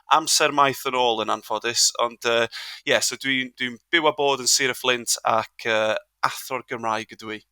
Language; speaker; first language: Welsh; non-native, local second language; English